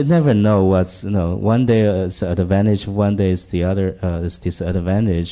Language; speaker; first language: English; non-native, fluent; Chinese